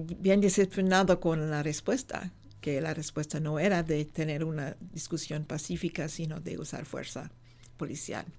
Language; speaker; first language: Spanish; non-native, fluent; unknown